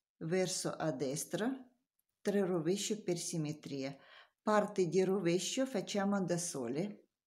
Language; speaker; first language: Italian; non-native, learner; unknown